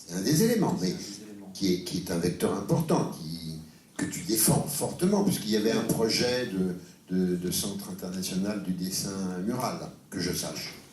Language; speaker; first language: French; native; French